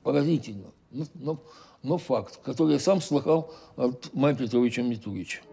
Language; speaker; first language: Russian; native; Russian